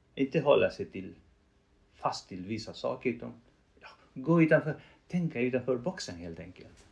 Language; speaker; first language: Swedish; non-native, fluent; Spanish